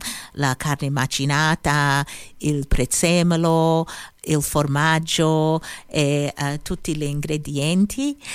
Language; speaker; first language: Italian; early bilingual, heritage; Italian